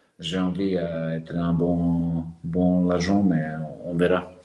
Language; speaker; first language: French; non-native, learner; Serbian